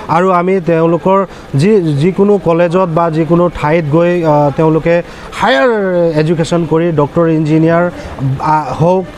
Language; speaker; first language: Assamese; non-native, local second language; Nepali